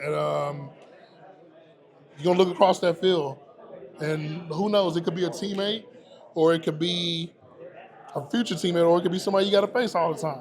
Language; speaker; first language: English; native; English